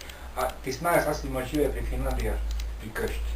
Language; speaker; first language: Bulgarian; non-native, learner; Finnish